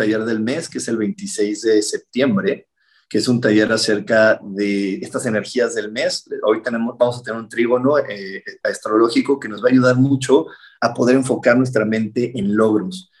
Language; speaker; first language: Spanish; native; Spanish